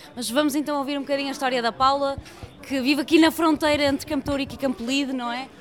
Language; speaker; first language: Portuguese; native; Portuguese